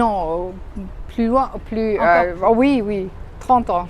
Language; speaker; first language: French; non-native, fluent; German